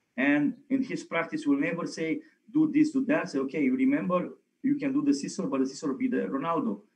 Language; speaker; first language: English; non-native, fluent; Romanian